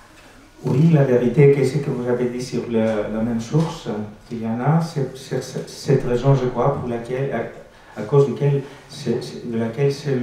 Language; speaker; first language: French; non-native, fluent; Greek